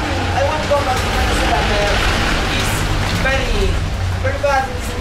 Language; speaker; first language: English; non-native, learner; Spanish